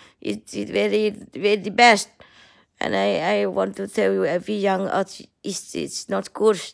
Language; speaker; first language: English; non-native, learner; Thai